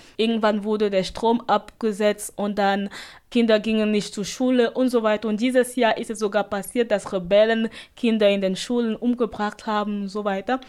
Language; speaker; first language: German; non-native, fluent; Basaa